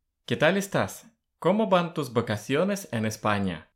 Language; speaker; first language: Spanish; non-native, fluent; Russian